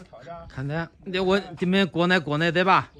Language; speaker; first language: Chinese; native; Chinese